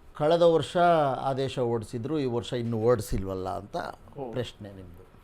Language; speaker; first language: Kannada; native; Kannada